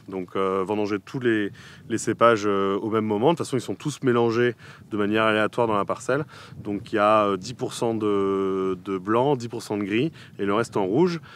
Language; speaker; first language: French; native; French